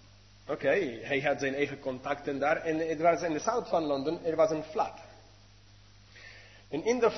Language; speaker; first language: Dutch; non-native, fluent; English